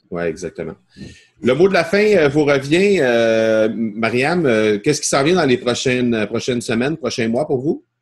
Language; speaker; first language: French; native; French